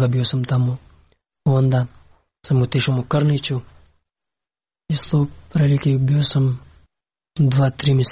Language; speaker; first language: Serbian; non-native, learner; Pashto